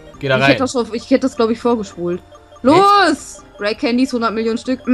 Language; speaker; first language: German; native; German